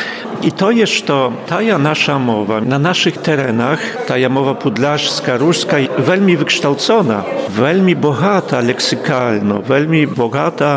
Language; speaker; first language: Polish; non-native, local second language; Ukrainian